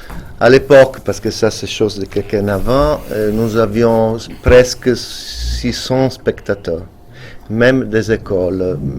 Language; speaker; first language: French; non-native, fluent; Italian